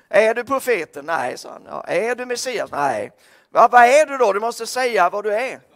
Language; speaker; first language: Swedish; native; Swedish